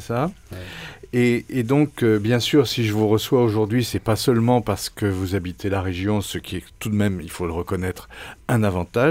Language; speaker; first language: French; native; French